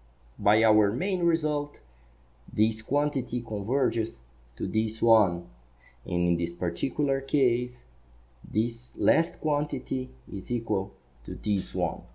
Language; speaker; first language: English; non-native, fluent; Portuguese